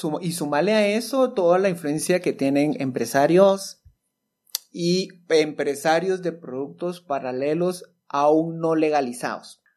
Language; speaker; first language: Spanish; native; Spanish